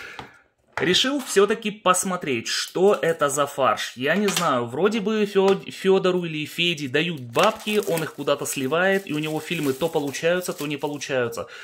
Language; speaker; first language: Russian; early bilingual, heritage; Russian